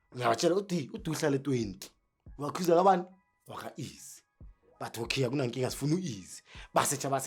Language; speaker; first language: Zulu; native; Zulu